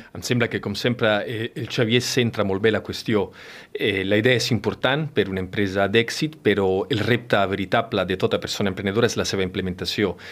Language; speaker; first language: Catalan; non-native, fluent; Italian